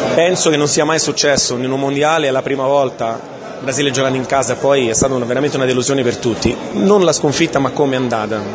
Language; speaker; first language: Italian; non-native, fluent; Portuguese